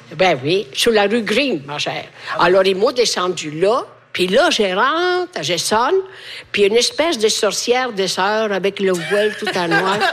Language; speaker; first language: French; non-native, fluent; Italian